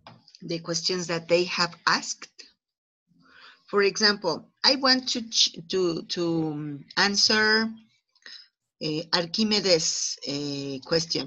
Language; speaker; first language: English; non-native, fluent; Spanish